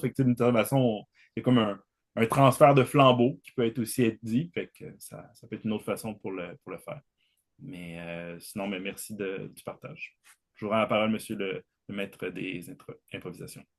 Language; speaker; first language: French; native; French